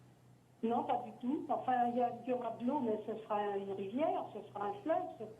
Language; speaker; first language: French; native; French